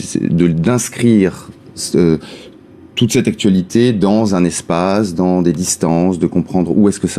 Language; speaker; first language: French; native; French